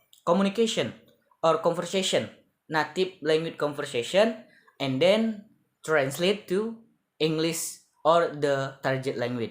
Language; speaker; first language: English; non-native, learner; Indonesian